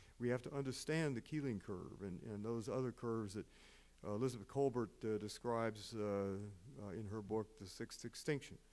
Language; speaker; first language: English; native; English